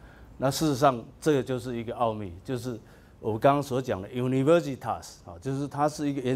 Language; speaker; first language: Chinese; native; Chinese